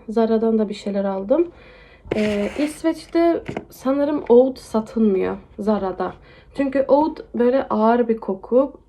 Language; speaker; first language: Turkish; early bilingual, heritage; Turkish